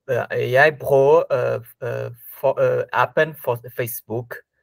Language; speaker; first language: Danish; non-native, learner; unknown